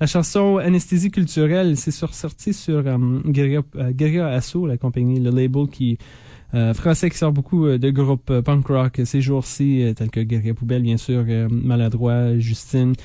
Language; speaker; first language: French; native; French